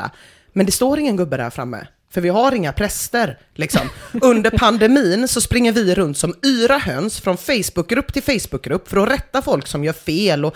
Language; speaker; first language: Swedish; native; Swedish